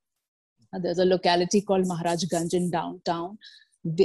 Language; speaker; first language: English; non-native, local second language; Kashmiri